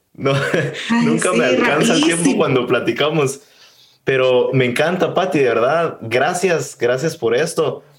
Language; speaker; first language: Spanish; native; Spanish